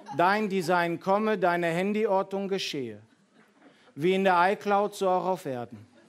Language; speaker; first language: German; early bilingual, heritage; Dutch